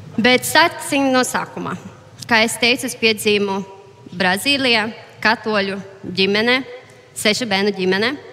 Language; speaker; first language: Latvian; non-native, fluent; Portuguese